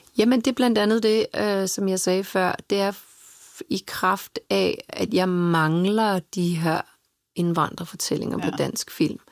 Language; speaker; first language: Danish; early bilingual, other home language; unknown